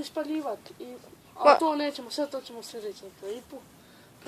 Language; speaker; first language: Bosnian; native; Bosnian